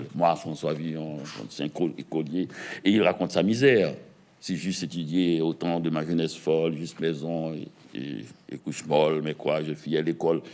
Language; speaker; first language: French; native; French